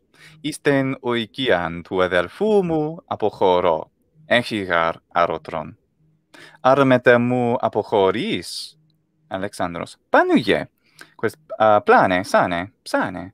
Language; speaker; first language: Greek; non-native, fluent; English